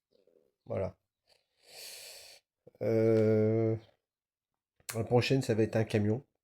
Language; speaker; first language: French; native; French